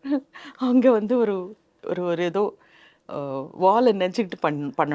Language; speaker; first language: Tamil; non-native, local second language; Telugu